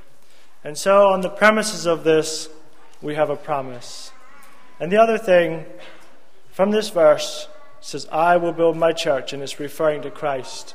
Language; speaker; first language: English; native; English